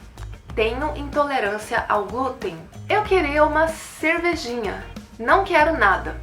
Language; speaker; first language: Portuguese; native; Portuguese